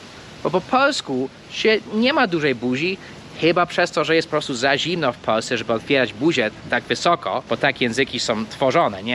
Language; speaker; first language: Polish; non-native, fluent; English